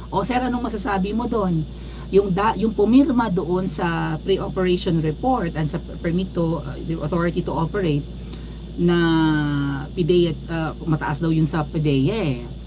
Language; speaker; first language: Filipino; native; Filipino